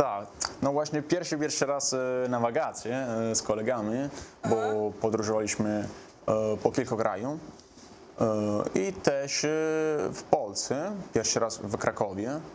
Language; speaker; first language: Polish; non-native, learner; Italian